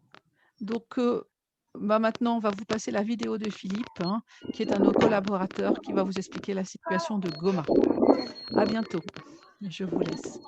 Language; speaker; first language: French; native; French